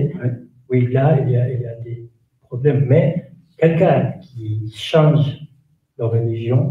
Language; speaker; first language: French; non-native, learner; Kurdish